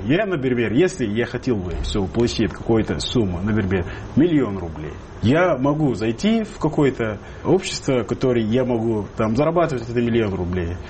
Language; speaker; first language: Russian; non-native, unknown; Arabic